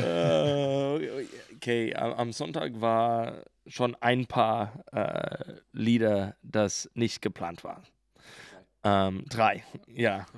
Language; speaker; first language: German; non-native, learner; English